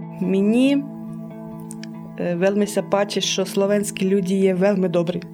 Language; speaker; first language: Ukrainian; early bilingual, heritage; Slovak